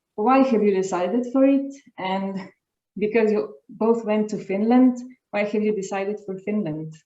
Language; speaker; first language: English; non-native, fluent; Slovenian